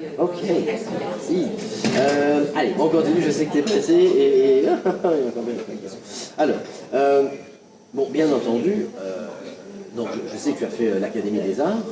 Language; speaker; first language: French; native; French